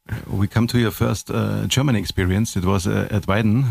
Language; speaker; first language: English; non-native, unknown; German